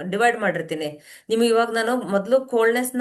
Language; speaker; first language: Kannada; native; Kannada